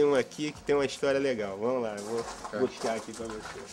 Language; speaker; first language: Portuguese; native; Portuguese